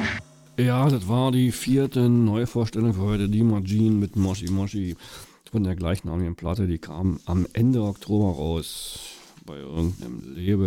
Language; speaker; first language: German; native; German